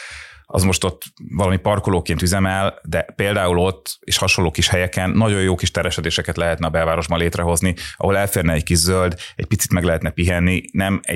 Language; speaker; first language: Hungarian; native; Hungarian